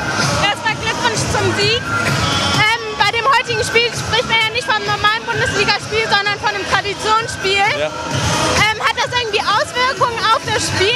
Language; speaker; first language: German; native; German